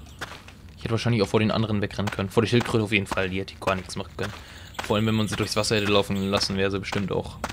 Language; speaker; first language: German; native; German